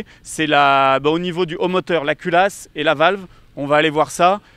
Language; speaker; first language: French; native; French